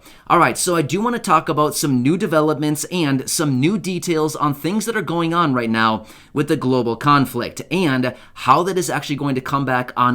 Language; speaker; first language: English; native; English